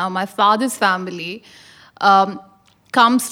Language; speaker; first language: English; non-native, local second language; Urdu